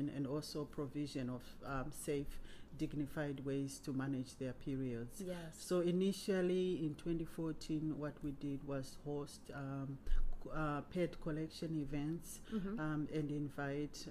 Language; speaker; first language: English; non-native, local second language; Shona